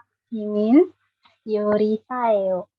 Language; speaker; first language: Korean; non-native, learner; Indonesian